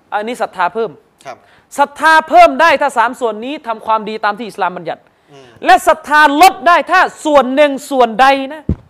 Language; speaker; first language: Thai; non-native, local second language; Malay